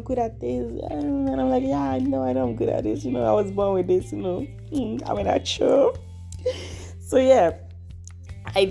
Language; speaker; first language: English; non-native, local second language; Akan